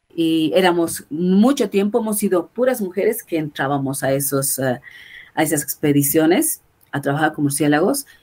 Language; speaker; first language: Spanish; native; Spanish